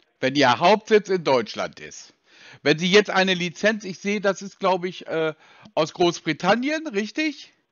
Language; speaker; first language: German; native; German